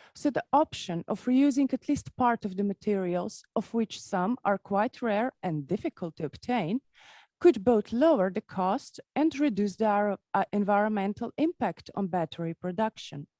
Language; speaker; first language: English; non-native, fluent; Slovenian